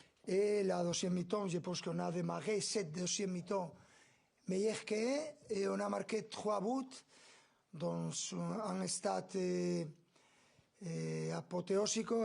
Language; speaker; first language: French; non-native, fluent; Spanish